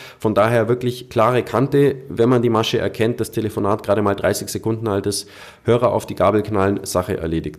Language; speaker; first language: German; native; German